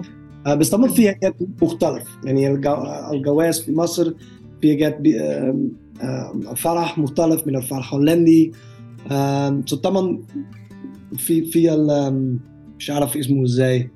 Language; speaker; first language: Arabic; non-native, learner; Dutch